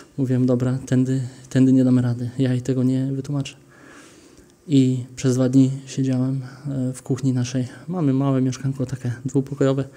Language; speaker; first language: Polish; early bilingual, heritage; Polish